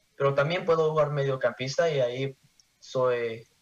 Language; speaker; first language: Spanish; early bilingual, heritage; Spanish